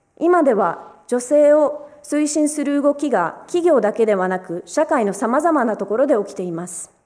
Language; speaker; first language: Japanese; early bilingual, other home language; Romanian